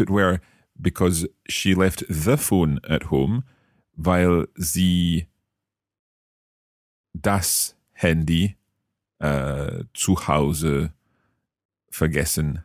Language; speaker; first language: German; non-native, learner; English